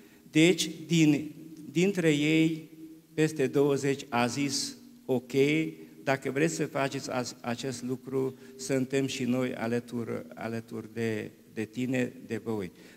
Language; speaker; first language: Romanian; non-native, local second language; Hungarian